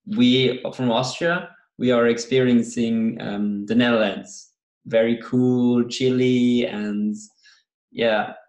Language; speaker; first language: English; non-native, fluent; German